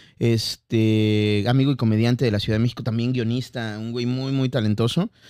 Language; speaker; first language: Spanish; native; Spanish